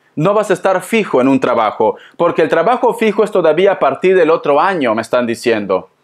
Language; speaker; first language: Spanish; native; Spanish